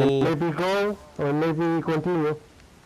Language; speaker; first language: English; non-native, learner; Romanian